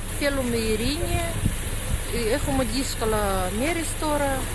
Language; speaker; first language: Greek; early bilingual, heritage; Greek